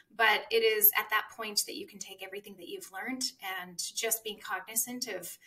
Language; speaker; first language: English; native; English